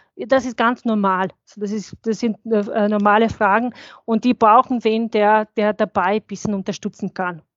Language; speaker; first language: German; non-native, fluent; Bosnian